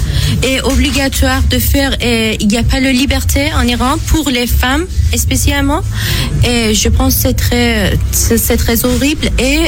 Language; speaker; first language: French; non-native, learner; Persian